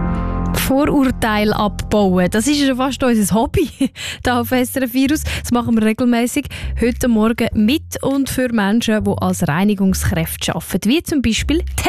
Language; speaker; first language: German; native; German